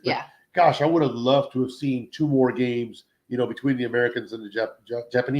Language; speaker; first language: English; native; English